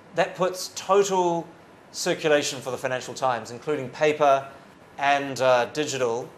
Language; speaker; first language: English; native; English